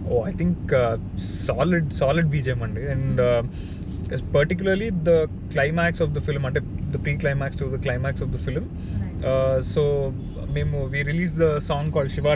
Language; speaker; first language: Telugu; native; Telugu